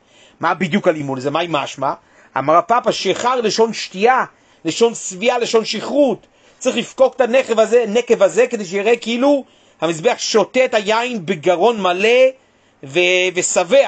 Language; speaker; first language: Hebrew; native; Hebrew